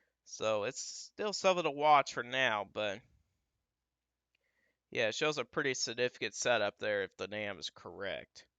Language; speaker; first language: English; native; English